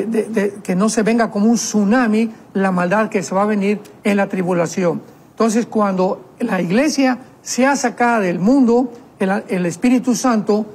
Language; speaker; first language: Spanish; native; Spanish